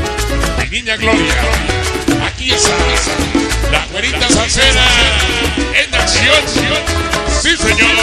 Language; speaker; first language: Spanish; native; Spanish